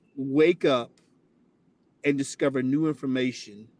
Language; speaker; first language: English; native; English